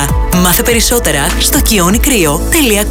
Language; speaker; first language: Greek; native; Greek